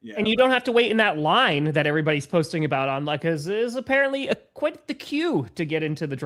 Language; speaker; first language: English; native; English